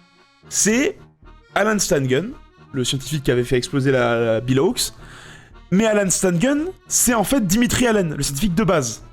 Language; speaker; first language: French; native; French